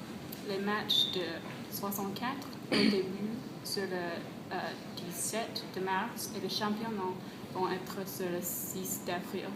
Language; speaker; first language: French; non-native, learner; English